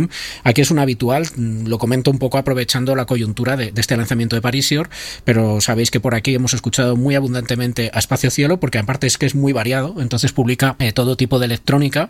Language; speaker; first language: Spanish; native; Spanish